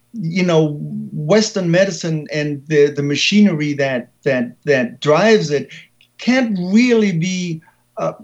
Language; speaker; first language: English; non-native, fluent; German